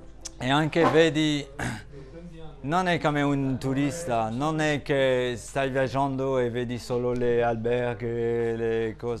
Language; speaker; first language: Italian; non-native, fluent; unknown